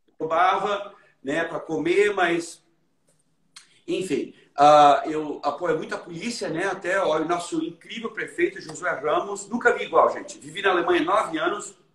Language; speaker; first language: Portuguese; native; Portuguese